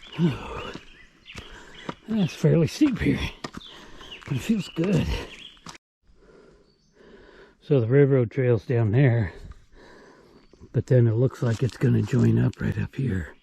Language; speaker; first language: English; native; English